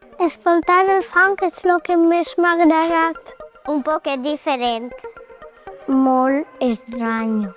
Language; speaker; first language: Catalan; non-native, local second language; Spanish